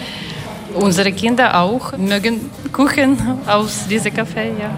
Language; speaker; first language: German; non-native, learner; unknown